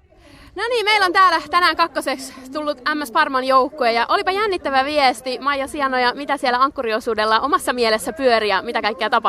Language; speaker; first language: Finnish; native; Finnish